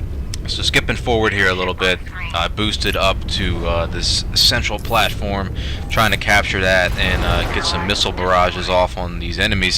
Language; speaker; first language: English; native; English